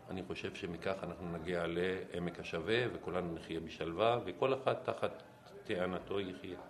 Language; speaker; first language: Hebrew; non-native, local second language; Arabic